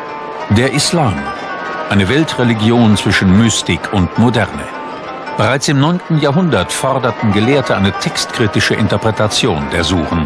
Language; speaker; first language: German; native; German